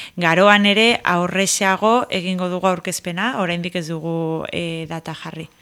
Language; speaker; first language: Basque; non-native, local second language; Spanish